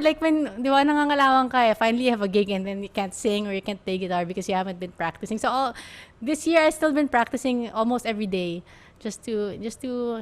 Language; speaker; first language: English; non-native, local second language; Filipino